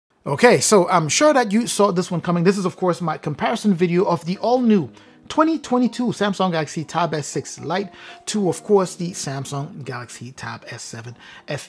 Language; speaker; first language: English; native; English